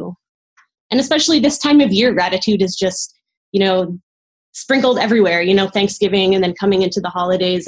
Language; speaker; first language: English; native; English